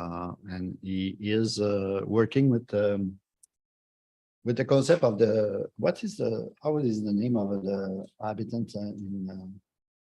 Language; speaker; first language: English; non-native, fluent; French